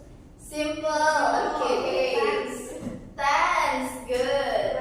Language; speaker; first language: English; non-native, learner; Indonesian